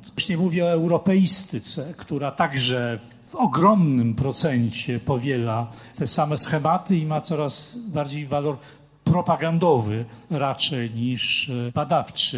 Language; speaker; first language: Polish; native; Polish